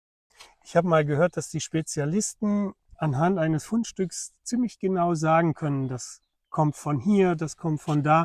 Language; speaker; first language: German; native; German